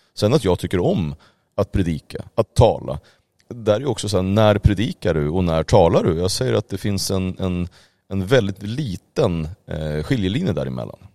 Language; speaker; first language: Swedish; native; Swedish